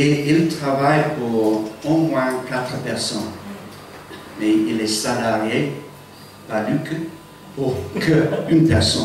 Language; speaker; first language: French; non-native, fluent; English